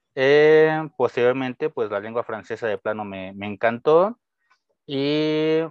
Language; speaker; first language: Spanish; native; Spanish